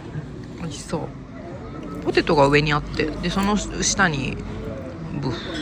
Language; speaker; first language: Japanese; native; Japanese